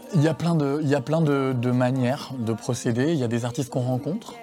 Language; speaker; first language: French; native; French